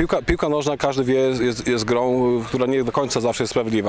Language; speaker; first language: Polish; native; Polish